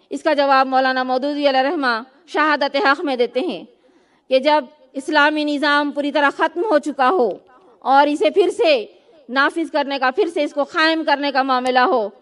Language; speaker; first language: Urdu; native; Urdu